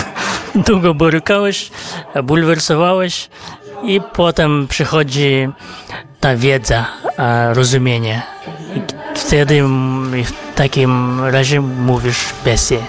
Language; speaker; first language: Polish; non-native, fluent; Kazakh